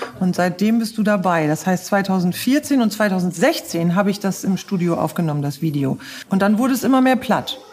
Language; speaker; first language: German; native; German